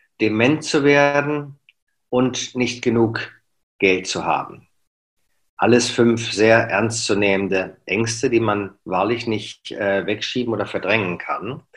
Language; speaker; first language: German; native; German